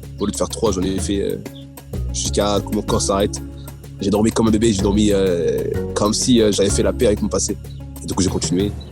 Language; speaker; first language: French; early bilingual, other home language; Rundi